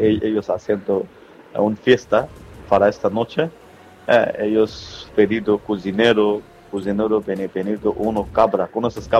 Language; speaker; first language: Spanish; non-native, learner; Bangla